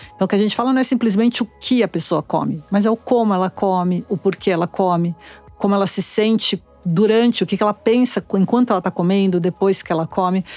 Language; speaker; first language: Portuguese; native; Portuguese